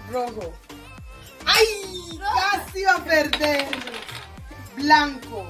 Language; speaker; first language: Spanish; native; Spanish